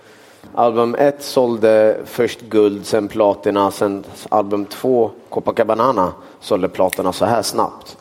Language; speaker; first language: Swedish; early bilingual, other home language; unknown